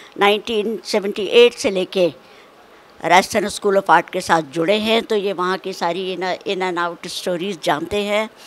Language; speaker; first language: Hindi; native; Hindi